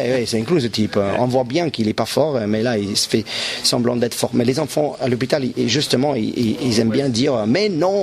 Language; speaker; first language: French; non-native, local second language; English